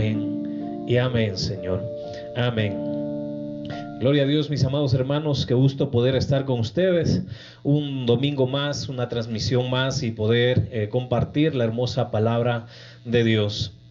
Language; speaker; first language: Spanish; native; Spanish